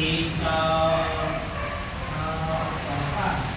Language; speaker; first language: Vietnamese; non-native, fluent; Hindi